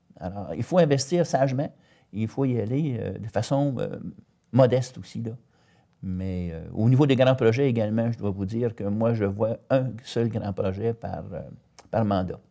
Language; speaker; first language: French; native; French